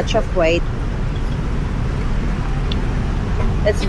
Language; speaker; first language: English; non-native, local second language; Filipino